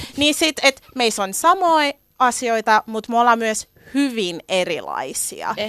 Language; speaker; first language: Finnish; early bilingual, other home language; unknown